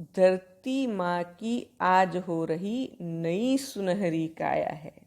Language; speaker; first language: Hindi; non-native, local second language; Gujarati